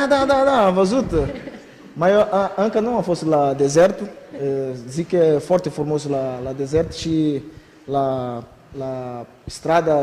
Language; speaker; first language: Romanian; non-native, learner; Portuguese